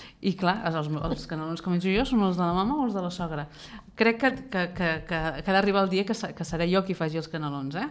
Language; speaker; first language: Catalan; native; Catalan